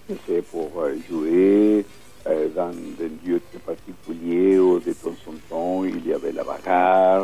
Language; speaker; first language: French; non-native, fluent; Spanish